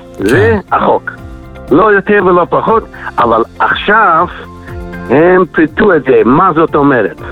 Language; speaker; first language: Hebrew; non-native, fluent; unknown